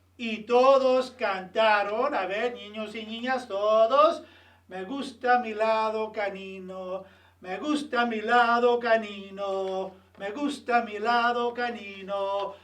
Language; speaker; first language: Spanish; early bilingual, other home language; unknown